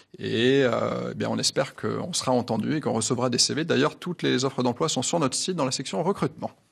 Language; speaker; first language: French; native; French